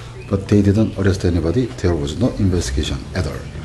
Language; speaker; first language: English; non-native, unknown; Korean